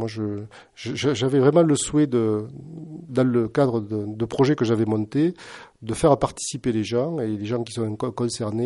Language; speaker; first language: French; native; French